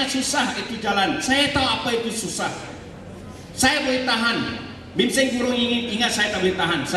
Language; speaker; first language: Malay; non-native, local second language; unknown